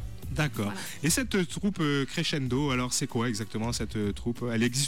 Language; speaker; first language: French; native; French